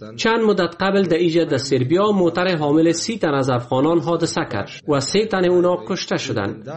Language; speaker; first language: Persian; native; Persian